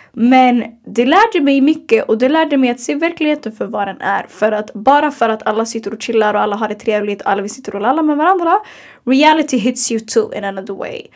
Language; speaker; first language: Swedish; early bilingual, other home language; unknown